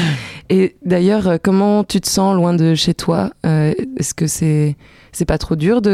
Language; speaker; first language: French; native; French